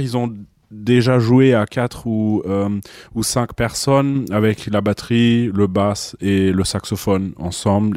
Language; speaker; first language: French; non-native, fluent; German